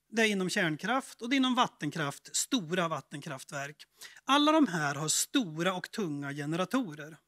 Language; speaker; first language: Swedish; native; Swedish